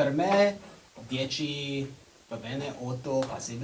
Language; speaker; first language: Italian; non-native, learner; English